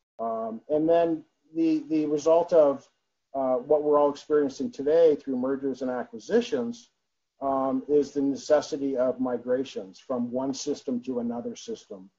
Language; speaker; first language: English; native; English